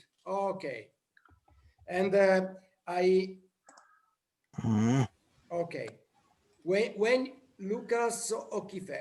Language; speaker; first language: English; non-native, learner; Italian